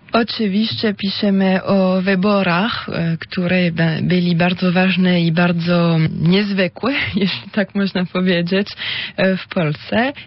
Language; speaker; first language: Polish; non-native, fluent; French